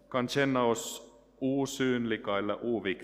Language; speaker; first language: Swedish; non-native, local second language; Finnish